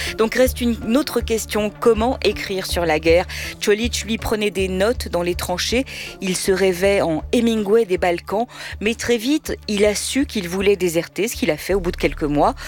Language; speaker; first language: French; native; French